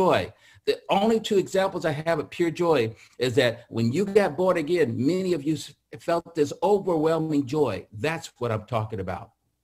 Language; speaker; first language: English; native; English